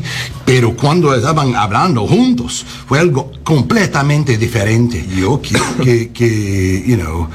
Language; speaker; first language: Spanish; non-native, learner; English